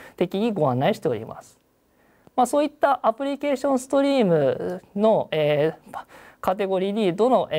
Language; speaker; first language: Japanese; native; Japanese